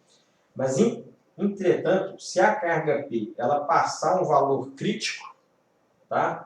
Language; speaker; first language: Portuguese; native; Portuguese